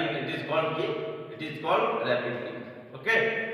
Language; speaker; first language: English; non-native, local second language; Bangla